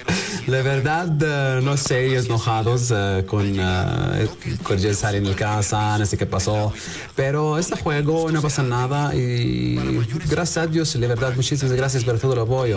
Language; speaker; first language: Spanish; non-native, learner; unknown